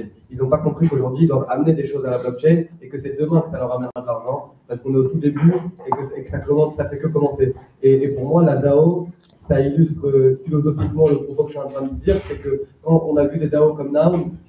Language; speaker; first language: French; native; French